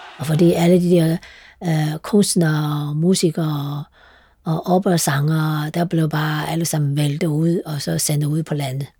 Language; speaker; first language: Danish; non-native, fluent; Chinese